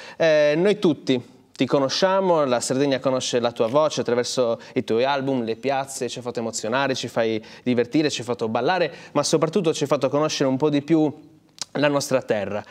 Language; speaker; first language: Italian; native; Italian